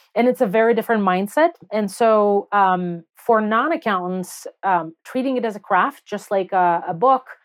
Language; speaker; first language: English; non-native, fluent; Russian